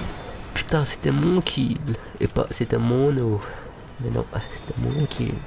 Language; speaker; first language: French; native; French